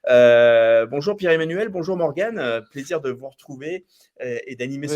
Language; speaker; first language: French; native; French